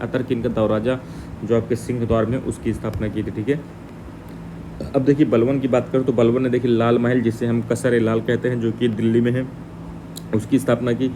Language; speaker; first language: Hindi; native; Hindi